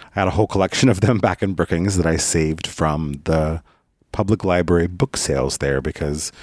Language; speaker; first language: English; early bilingual, other home language; Italian